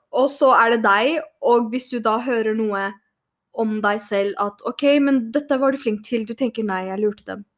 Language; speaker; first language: Norwegian; early bilingual, other home language; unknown